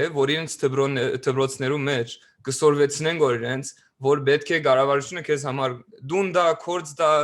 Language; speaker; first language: Armenian; early bilingual, other home language; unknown